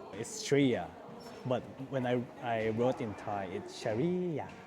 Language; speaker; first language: English; non-native, learner; Thai